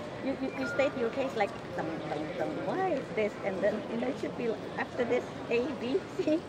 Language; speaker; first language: English; non-native, fluent; Chinese